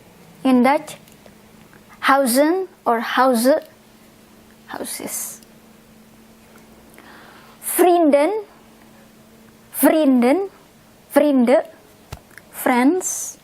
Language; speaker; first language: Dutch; non-native, fluent; Indonesian